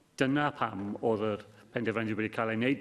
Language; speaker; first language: Welsh; non-native, local second language; English